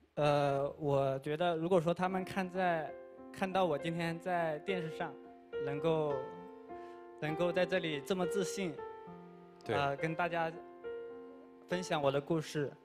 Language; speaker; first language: Chinese; native; Chinese